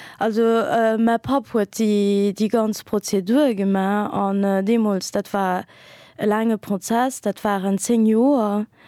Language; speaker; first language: Luxembourgish; early bilingual, other home language; Kabuverdianu